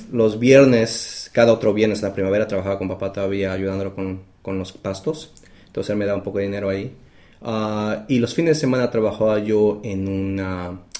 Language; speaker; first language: Spanish; native; Spanish